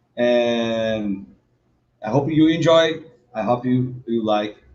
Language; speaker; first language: English; non-native, learner; Portuguese